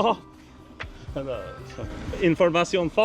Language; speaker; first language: Spanish; non-native, learner; English